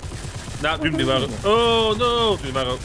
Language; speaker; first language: Welsh; native; Welsh